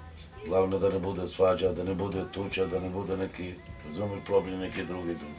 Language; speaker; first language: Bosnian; non-native, local second language; Romany